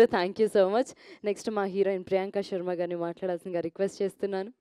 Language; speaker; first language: Telugu; native; Telugu